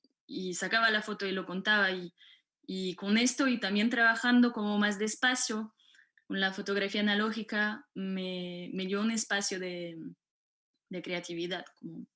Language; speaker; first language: Spanish; non-native, fluent; French